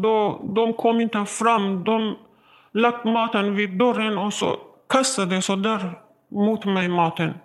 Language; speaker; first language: Swedish; non-native, learner; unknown